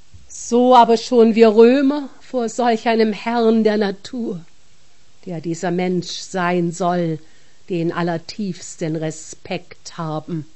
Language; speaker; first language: German; native; German